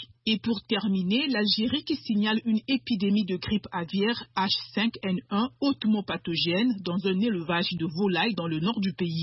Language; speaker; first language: French; native; French